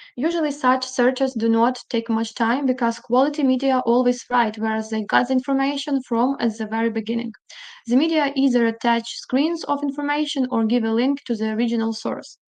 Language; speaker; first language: English; non-native, fluent; Ukrainian